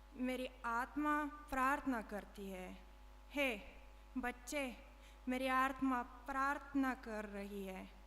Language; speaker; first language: Hindi; non-native, learner; Bulgarian